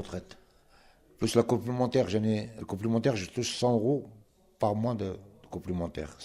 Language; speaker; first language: French; non-native, local second language; Arabic